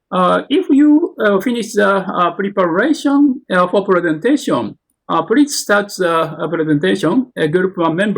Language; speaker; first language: English; non-native, learner; Japanese